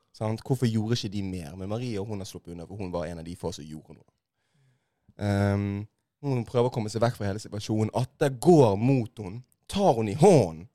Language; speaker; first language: Norwegian; native; Norwegian